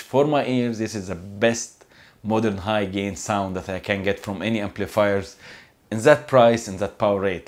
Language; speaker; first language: English; non-native, fluent; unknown